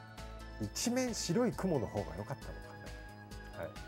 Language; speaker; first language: Japanese; native; Japanese